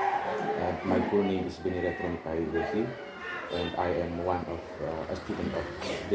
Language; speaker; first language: English; non-native, learner; Indonesian